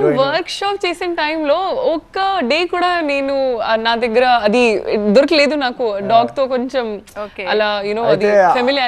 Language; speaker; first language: Telugu; non-native, fluent; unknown